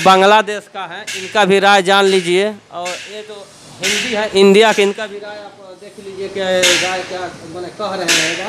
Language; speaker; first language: Hindi; native; Hindi